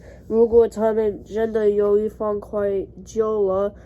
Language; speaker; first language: Chinese; non-native, learner; English